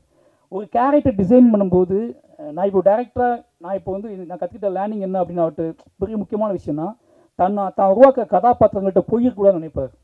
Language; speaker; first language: Tamil; native; Tamil